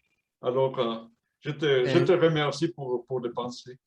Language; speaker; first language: French; non-native, fluent; Spanish